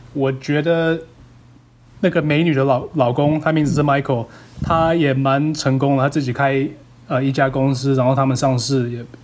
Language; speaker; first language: Chinese; early bilingual, heritage; Chinese